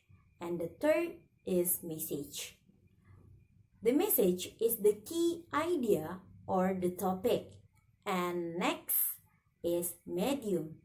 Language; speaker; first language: English; non-native, learner; Indonesian